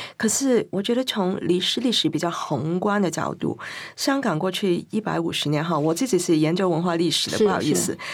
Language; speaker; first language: Chinese; non-native, fluent; Cantonese